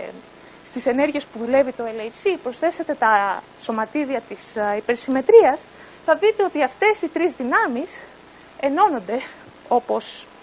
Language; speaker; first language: Greek; native; Greek